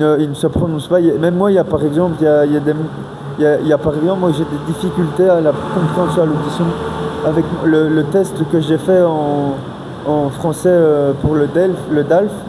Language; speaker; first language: French; native; French